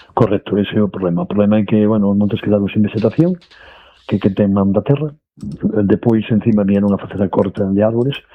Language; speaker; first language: Galician; native; Galician